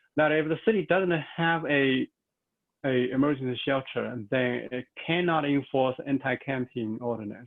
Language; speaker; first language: English; non-native, fluent; Chinese